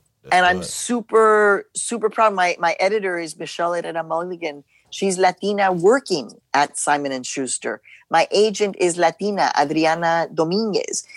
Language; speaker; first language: English; early bilingual, other home language; Spanish